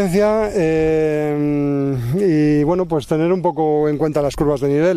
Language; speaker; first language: Spanish; native; Spanish